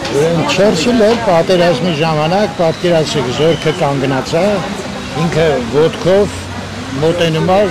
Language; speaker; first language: Armenian; native; Armenian